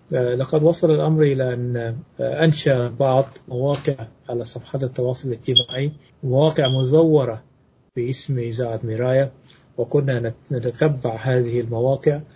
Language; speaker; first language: Arabic; native; Arabic